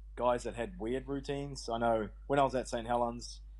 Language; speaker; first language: English; native; English